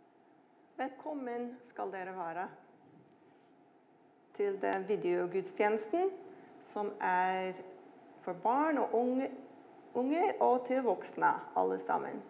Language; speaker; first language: Norwegian; non-native, fluent; English